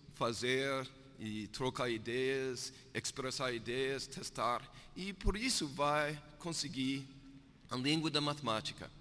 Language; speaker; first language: Portuguese; non-native, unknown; English